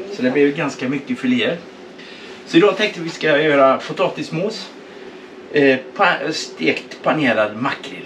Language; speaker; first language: Swedish; native; Swedish